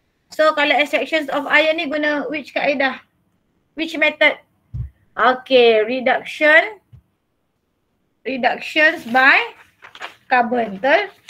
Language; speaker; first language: English; non-native, local second language; Malay